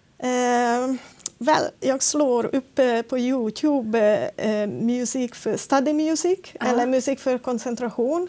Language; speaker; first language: Swedish; non-native, fluent; Hungarian